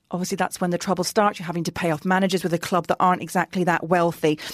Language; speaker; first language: English; native; English